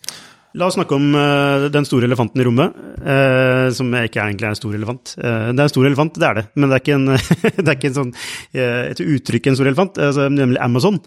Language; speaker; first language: Norwegian; native; Norwegian